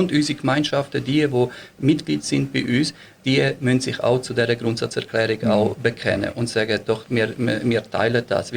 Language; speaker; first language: German; early bilingual, other home language; Bosnian